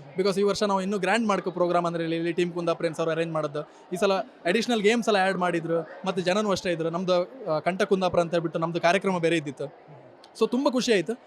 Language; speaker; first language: Kannada; native; Kannada